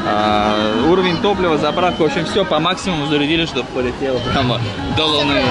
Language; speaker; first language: Russian; native; Russian